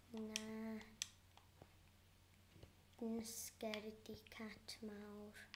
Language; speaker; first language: Welsh; non-native, local second language; English